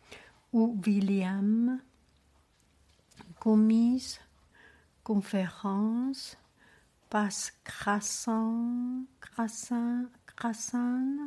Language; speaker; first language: French; non-native, learner; Chinese